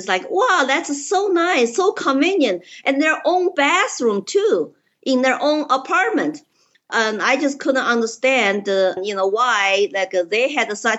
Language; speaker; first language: English; non-native, fluent; Chinese